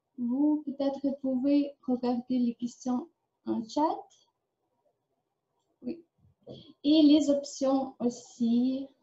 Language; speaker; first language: French; non-native, learner; Ukrainian